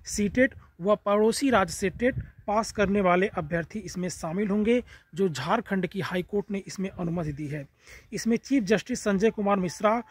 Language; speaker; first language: Hindi; native; Hindi